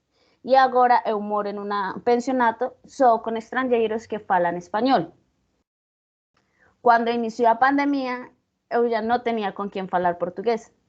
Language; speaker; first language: Portuguese; non-native, learner; Spanish